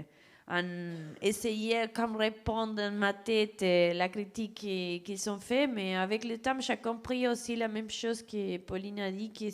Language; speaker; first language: French; non-native, fluent; Spanish